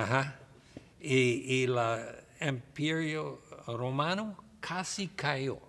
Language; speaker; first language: Spanish; non-native, learner; English